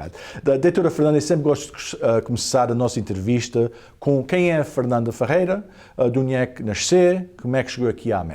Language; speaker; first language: Portuguese; early bilingual, heritage; Portuguese